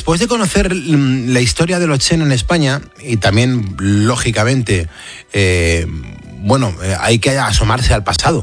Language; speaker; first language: Spanish; native; Spanish